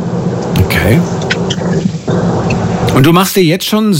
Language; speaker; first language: German; native; German